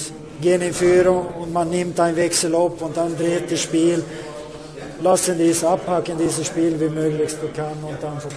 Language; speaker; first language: German; non-native, learner; Swedish